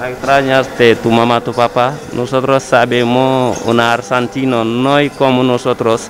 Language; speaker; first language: Spanish; non-native, learner; Wolof